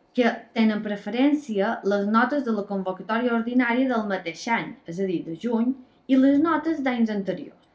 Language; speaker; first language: Catalan; native; Catalan